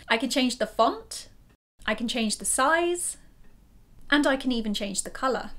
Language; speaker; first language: English; native; English